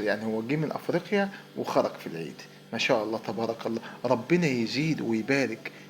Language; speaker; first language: Arabic; native; Arabic